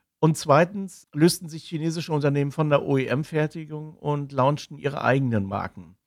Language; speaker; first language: German; native; German